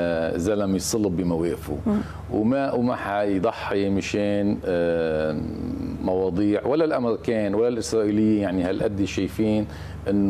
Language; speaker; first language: Arabic; native; Arabic